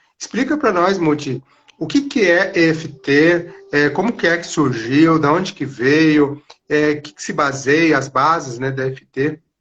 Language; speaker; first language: Portuguese; native; Portuguese